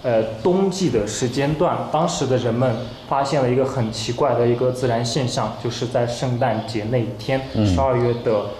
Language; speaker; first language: Chinese; native; Chinese